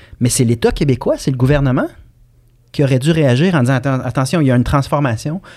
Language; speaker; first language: French; native; French